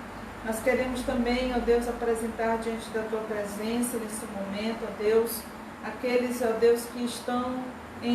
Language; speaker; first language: Portuguese; native; Portuguese